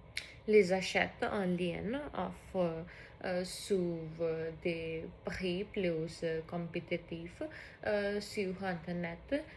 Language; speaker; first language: French; non-native, learner; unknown